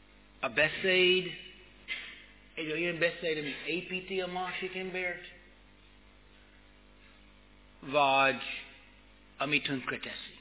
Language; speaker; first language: Hungarian; non-native, fluent; English